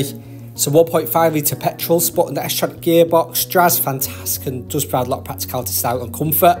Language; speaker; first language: English; native; English